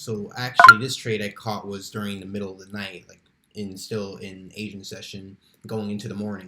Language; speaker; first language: English; native; English